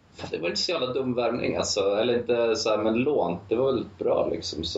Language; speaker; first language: Swedish; native; Swedish